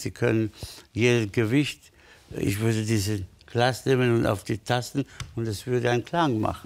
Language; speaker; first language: German; non-native, fluent; Spanish